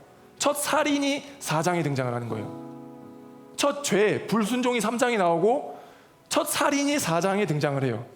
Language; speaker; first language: Korean; native; Korean